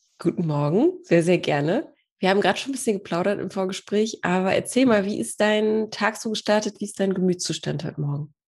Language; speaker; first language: German; early bilingual, other home language; Polish